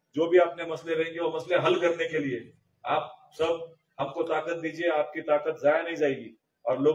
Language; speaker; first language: Hindi; non-native, local second language; Marathi